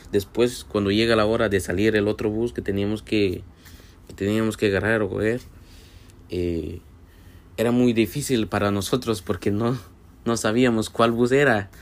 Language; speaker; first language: Spanish; native; Spanish